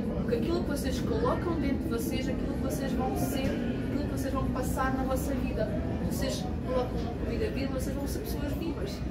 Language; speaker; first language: Portuguese; non-native, fluent; Ukrainian